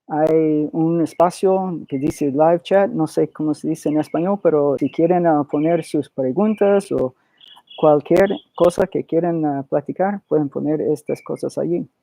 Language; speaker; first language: Spanish; early bilingual, other home language; English